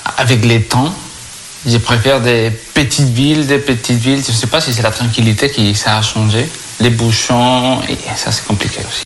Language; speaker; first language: French; non-native, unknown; Spanish